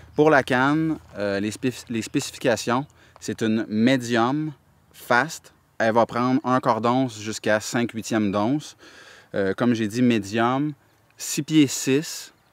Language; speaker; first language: French; native; French